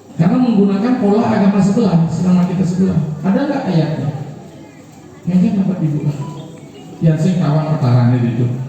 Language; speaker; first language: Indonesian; non-native, local second language; Balinese